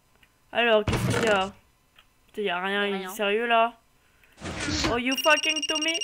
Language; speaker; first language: French; native; French